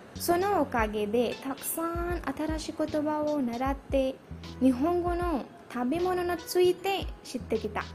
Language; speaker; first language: Japanese; non-native, learner; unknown